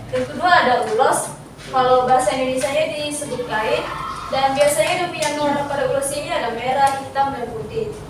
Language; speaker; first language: Indonesian; native; Indonesian